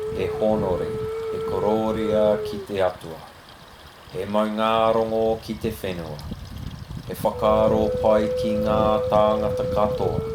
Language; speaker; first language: Māori; non-native, local second language; English